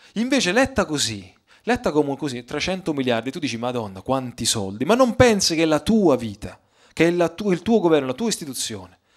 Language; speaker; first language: Italian; native; Italian